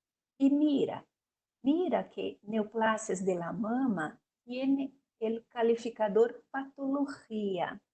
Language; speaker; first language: Spanish; non-native, learner; Portuguese